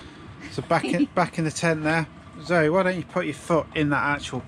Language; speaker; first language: English; native; English